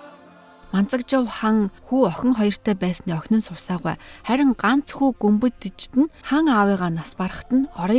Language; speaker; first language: Mongolian; native; Mongolian